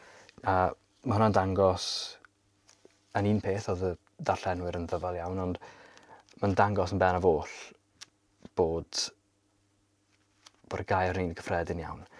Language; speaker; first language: Welsh; native; Welsh